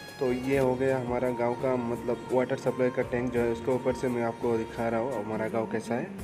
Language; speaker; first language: Hindi; non-native, local second language; Bangla